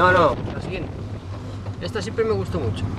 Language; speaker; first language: Spanish; native; Spanish